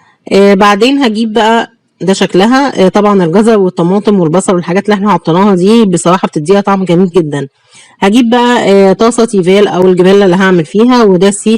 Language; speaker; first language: Arabic; native; Arabic